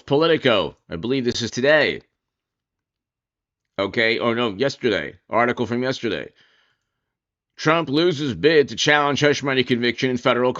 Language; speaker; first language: English; native; English